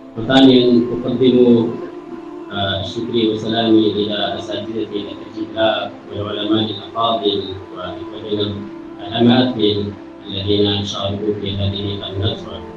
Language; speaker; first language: Arabic; non-native, fluent; Urdu